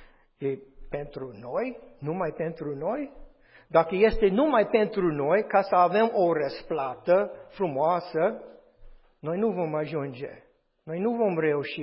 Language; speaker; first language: Romanian; non-native, fluent; English